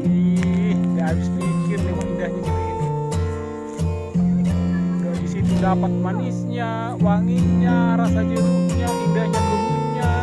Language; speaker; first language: Indonesian; non-native, local second language; Batak Toba